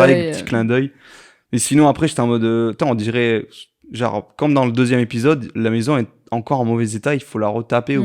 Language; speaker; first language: French; native; French